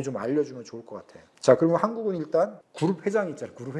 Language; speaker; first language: Korean; native; Korean